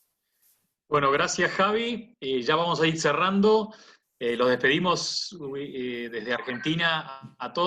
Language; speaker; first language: Spanish; native; Spanish